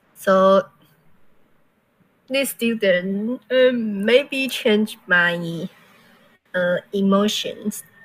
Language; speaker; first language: English; non-native, learner; Chinese